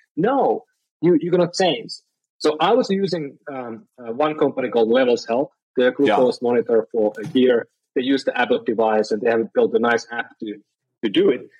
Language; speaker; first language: English; non-native, fluent; Finnish